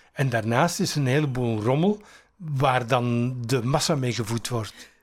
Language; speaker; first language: Dutch; native; Dutch